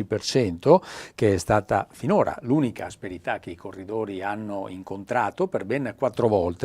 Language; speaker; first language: Italian; native; Italian